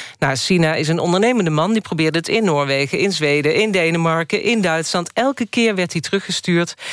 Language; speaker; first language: Dutch; native; Dutch